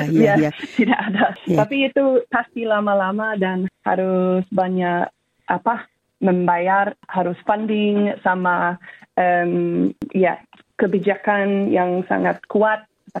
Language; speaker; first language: Indonesian; non-native, fluent; English